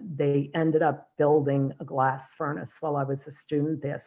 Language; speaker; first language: English; native; English